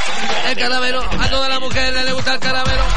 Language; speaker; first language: Spanish; native; Spanish